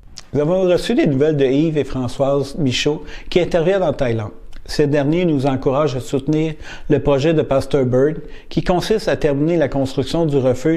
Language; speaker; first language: French; native; French